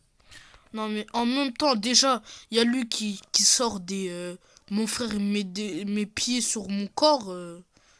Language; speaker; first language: French; native; French